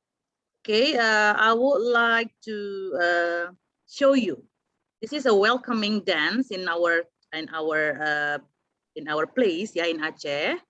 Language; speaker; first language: English; non-native, fluent; Indonesian